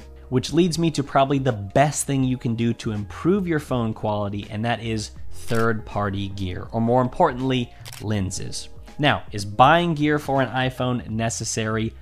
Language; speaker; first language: English; native; English